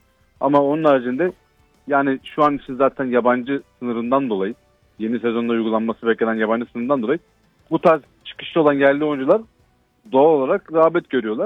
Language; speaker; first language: Turkish; native; Turkish